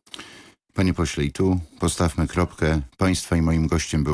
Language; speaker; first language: Polish; native; Polish